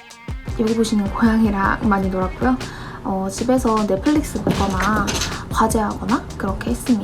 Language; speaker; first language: Korean; native; Korean